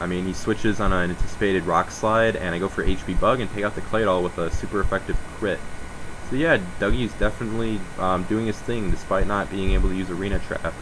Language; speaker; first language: English; native; English